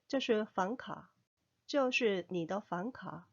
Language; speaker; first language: Chinese; non-native, fluent; Korean